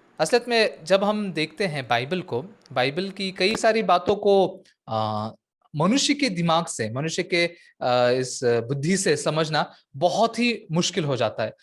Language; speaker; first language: Hindi; non-native, local second language; Marathi